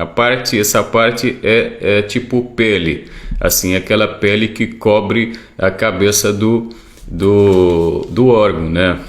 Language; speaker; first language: Portuguese; non-native, fluent; Arabic